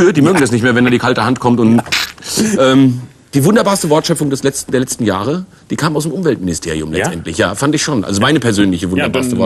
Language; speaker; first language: German; native; German